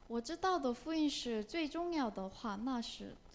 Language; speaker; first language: Chinese; non-native, learner; Korean